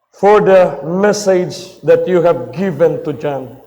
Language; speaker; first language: English; non-native, local second language; Filipino